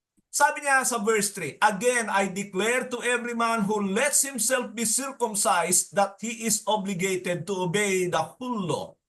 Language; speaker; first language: English; non-native, local second language; Filipino